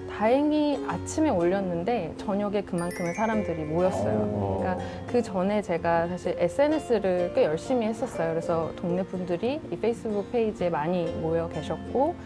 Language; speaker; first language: Korean; native; Korean